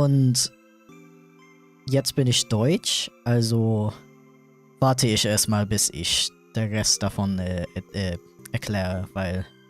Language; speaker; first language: German; non-native, fluent; English